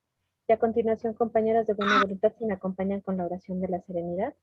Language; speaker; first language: Spanish; native; Spanish